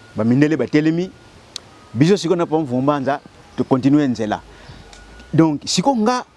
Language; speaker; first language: Lingala; non-native, local second language; Kongo